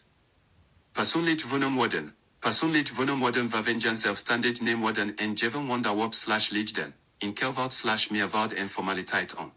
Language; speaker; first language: Dutch; non-native, learner; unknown